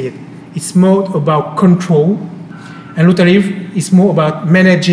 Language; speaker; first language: English; non-native, fluent; French